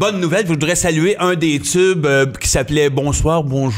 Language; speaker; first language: French; native; French